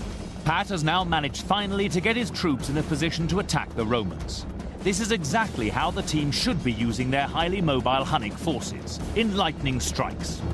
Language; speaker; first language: English; native; English